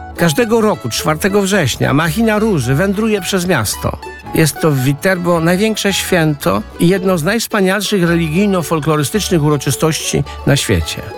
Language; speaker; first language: Polish; native; Polish